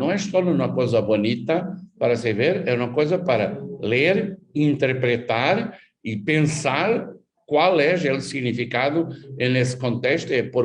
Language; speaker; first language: Spanish; non-native, fluent; Portuguese